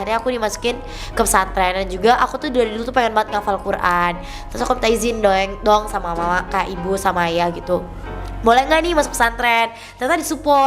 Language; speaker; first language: Indonesian; native; Indonesian